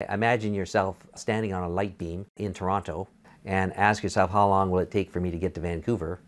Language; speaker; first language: English; native; English